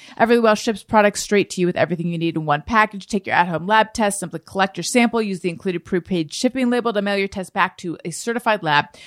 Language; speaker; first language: English; native; English